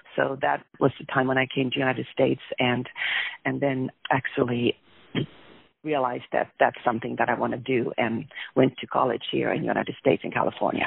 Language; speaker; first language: English; non-native, fluent; Finnish